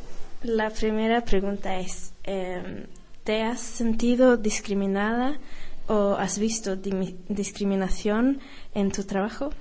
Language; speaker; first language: Spanish; non-native, fluent; Swedish